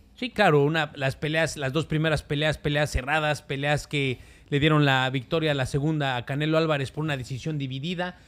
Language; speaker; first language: Spanish; native; Spanish